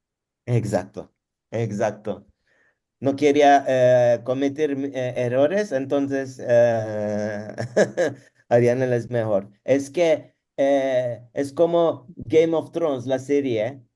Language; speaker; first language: Spanish; non-native, learner; Turkish